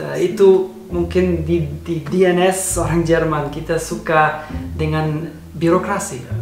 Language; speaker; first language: Indonesian; non-native, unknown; German